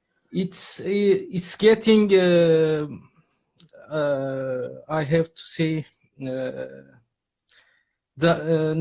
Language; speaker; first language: English; non-native, learner; Turkish